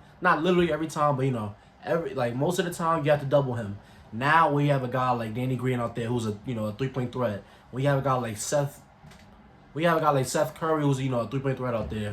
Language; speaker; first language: English; native; English